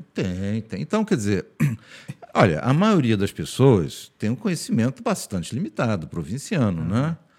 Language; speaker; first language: Portuguese; early bilingual, heritage; Portuguese